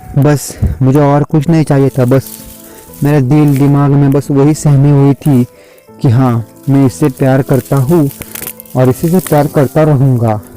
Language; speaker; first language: Hindi; non-native, local second language; Marathi